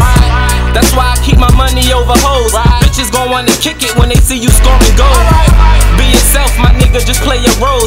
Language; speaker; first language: English; native; English